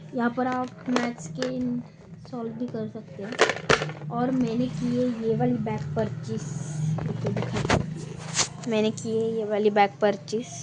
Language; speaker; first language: Hindi; non-native, local second language; Marathi